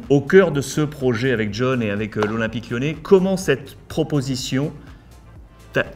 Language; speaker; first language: French; native; French